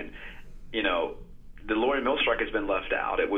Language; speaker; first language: English; native; English